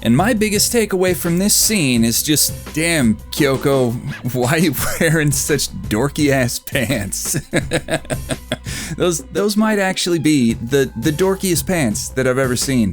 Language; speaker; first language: English; native; English